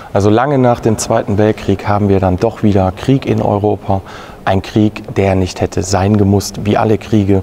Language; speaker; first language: German; native; German